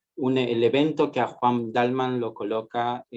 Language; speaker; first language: Spanish; native; Spanish